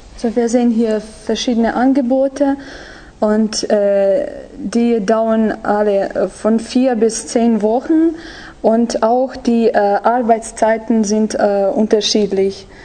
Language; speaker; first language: German; non-native, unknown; Ukrainian